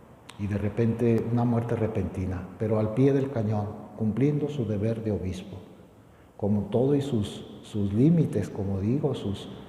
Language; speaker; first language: Spanish; native; Spanish